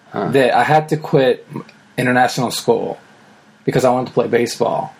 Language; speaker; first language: English; early bilingual, other home language; Japanese